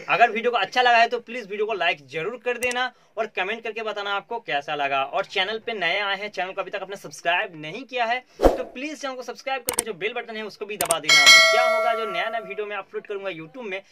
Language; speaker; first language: Hindi; non-native, local second language; Bangla